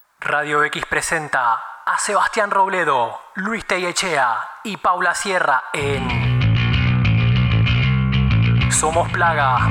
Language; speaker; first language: Spanish; native; Spanish